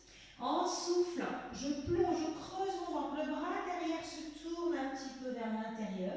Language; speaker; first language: French; native; French